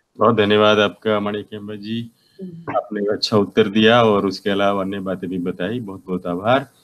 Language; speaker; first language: Hindi; native; Hindi